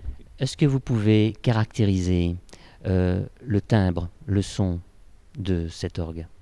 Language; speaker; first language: French; native; French